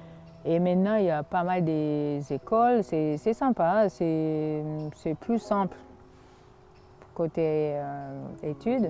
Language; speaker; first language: French; non-native, fluent; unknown